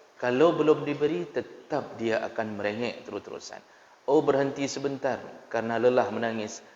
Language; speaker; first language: Malay; non-native, local second language; Achinese